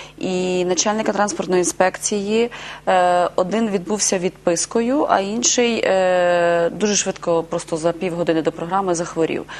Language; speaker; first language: Ukrainian; native; Ukrainian